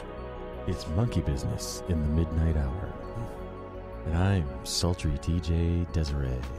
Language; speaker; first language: English; native; English